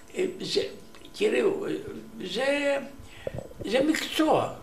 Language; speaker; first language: Hebrew; non-native, learner; Romanian